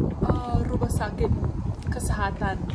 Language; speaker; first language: Indonesian; non-native, learner; English